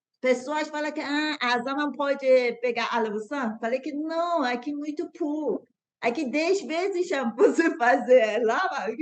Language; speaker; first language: Portuguese; non-native, learner; Persian